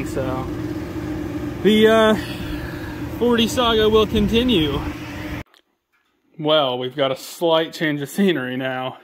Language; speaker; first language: English; native; English